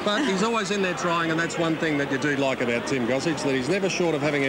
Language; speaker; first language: English; native; English